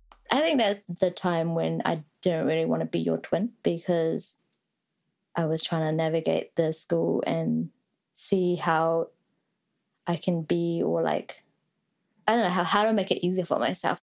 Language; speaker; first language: English; early bilingual, other home language; Vietnamese